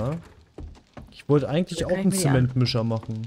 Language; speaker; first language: German; native; German